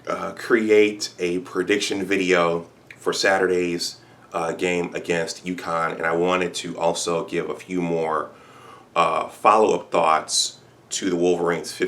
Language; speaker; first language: English; native; English